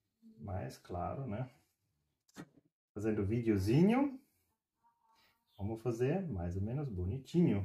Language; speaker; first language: Portuguese; non-native, fluent; German